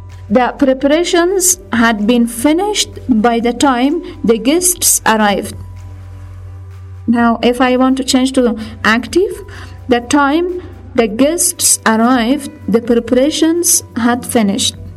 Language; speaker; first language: English; non-native, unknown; Persian